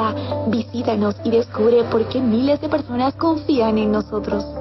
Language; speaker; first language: Spanish; native; Spanish